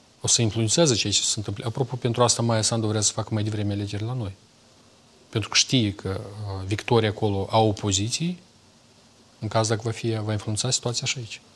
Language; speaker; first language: Romanian; native; Romanian